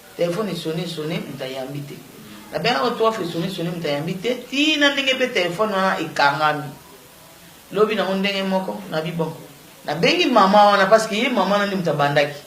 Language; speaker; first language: Lingala; non-native, local second language; Kongo